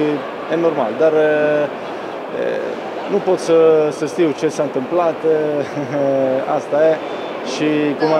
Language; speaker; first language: Romanian; non-native, fluent; Italian